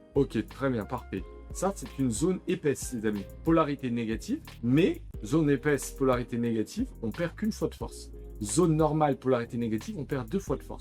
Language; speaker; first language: French; native; French